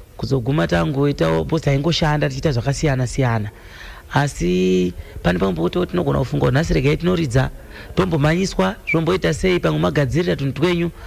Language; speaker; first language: Shona; early bilingual, other home language; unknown